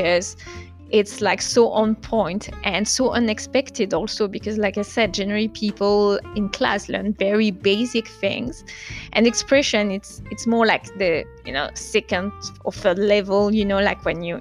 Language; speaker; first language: English; non-native, fluent; French